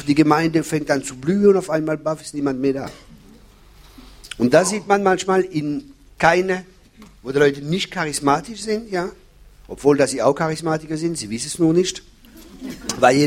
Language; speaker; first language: German; non-native, fluent; French